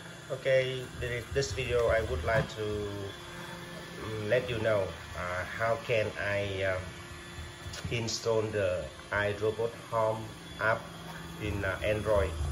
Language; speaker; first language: English; non-native, learner; Vietnamese